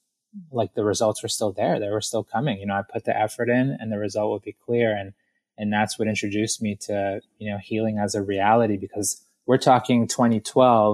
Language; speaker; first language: English; native; English